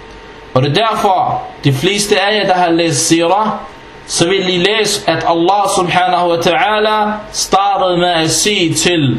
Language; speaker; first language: Danish; non-native, fluent; Arabic